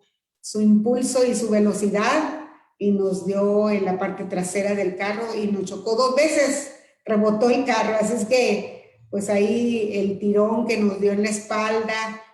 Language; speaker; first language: Spanish; native; Spanish